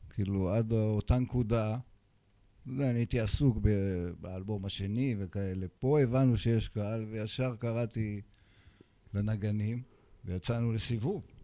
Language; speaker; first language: Hebrew; native; Hebrew